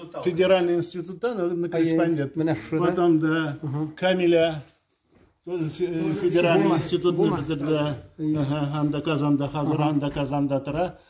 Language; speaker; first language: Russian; non-native, local second language; Tatar